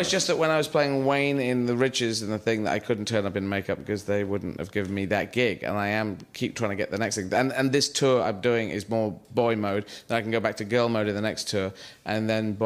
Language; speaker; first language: English; native; English